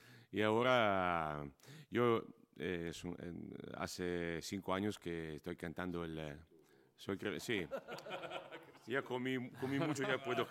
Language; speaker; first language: Spanish; non-native, fluent; Italian